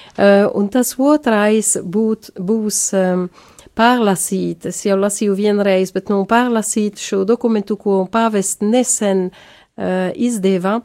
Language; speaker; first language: Latvian; non-native, learner; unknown